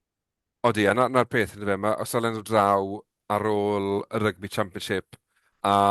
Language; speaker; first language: Welsh; native; Welsh